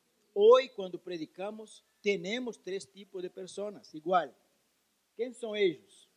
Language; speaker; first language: Spanish; non-native, learner; Portuguese